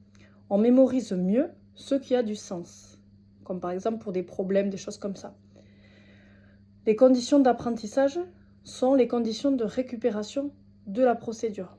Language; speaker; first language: French; native; French